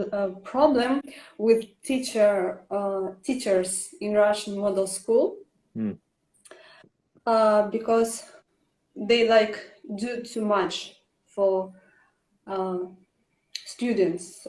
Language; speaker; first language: English; non-native, learner; Russian